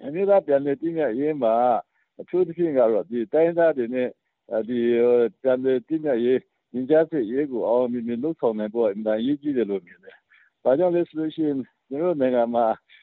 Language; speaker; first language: Burmese; non-native, local second language; Kachin